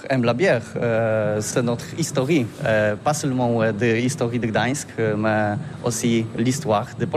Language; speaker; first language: French; non-native, learner; Polish